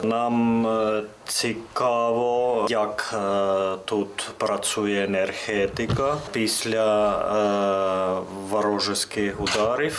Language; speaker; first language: Ukrainian; non-native, learner; Finnish